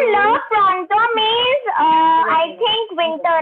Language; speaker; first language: English; non-native, local second language; Hindi